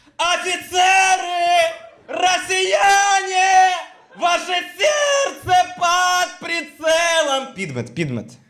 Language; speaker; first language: Ukrainian; non-native, local second language; Russian